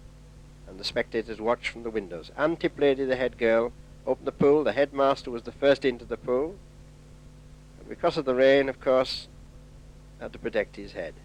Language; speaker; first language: English; native; English